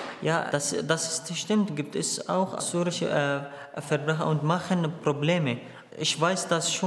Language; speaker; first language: German; non-native, learner; Arabic